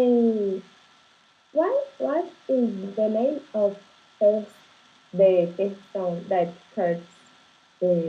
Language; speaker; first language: English; non-native, learner; Portuguese